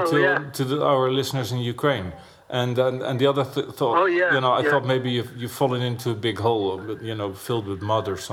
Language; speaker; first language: English; non-native, fluent; Dutch